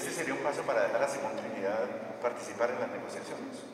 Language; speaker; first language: Spanish; native; Spanish